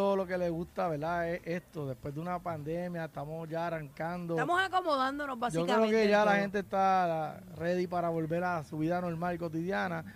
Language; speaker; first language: Spanish; native; Spanish